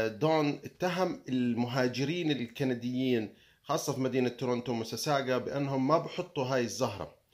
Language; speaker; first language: Arabic; native; Arabic